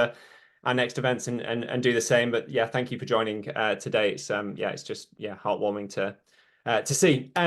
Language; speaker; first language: English; native; English